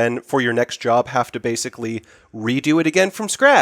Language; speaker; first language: English; native; English